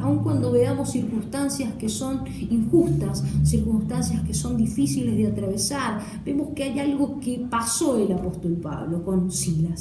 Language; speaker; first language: Spanish; native; Spanish